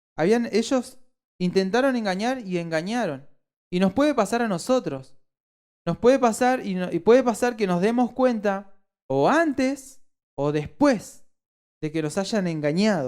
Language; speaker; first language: Spanish; native; Spanish